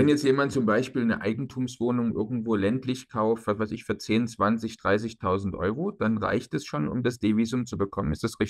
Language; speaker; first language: German; native; German